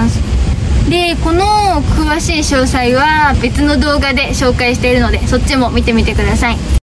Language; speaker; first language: Japanese; native; Japanese